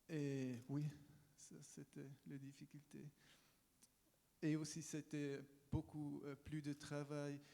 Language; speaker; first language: French; non-native, local second language; German